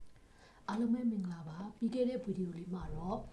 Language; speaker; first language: Burmese; native; Burmese